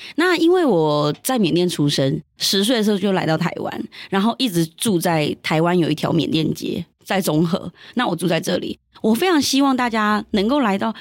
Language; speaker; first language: Chinese; early bilingual, heritage; Chinese